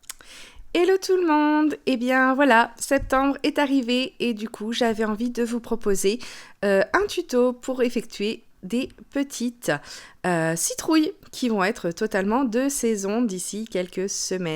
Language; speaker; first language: French; native; French